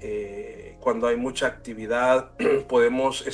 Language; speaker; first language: Spanish; native; Spanish